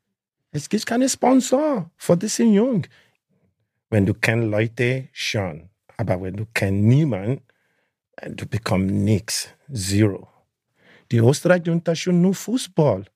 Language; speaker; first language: German; non-native, learner; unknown